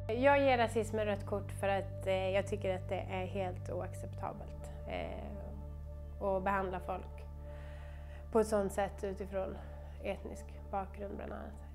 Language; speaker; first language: Swedish; native; Swedish